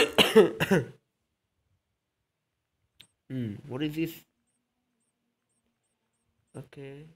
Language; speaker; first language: English; non-native, learner; Vietnamese